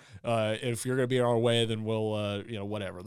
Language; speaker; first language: English; native; English